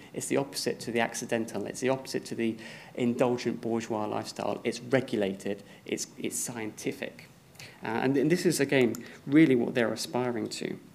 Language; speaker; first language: English; native; English